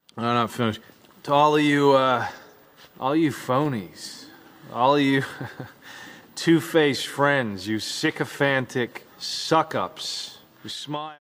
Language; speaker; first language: English; native; English